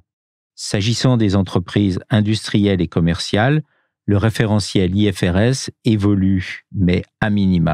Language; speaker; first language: French; native; French